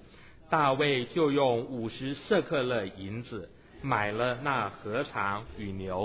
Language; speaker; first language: Chinese; native; Chinese